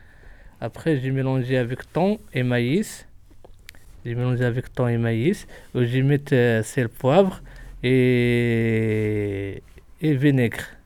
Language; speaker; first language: French; non-native, learner; Arabic